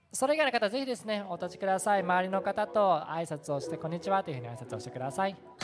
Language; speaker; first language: Japanese; native; Japanese